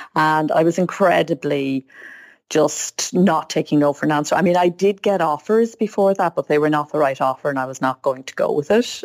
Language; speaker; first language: English; native; English